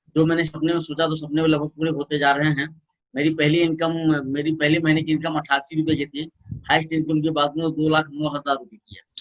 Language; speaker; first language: Hindi; native; Hindi